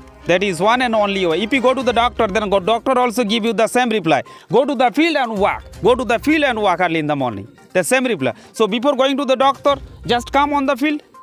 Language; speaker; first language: English; non-native, local second language; Bangla